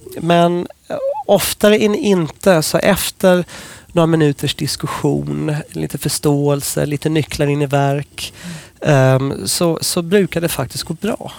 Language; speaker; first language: Swedish; non-native, fluent; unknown